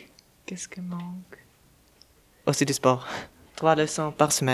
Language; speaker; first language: French; non-native, local second language; German